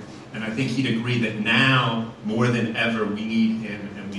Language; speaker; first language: English; native; English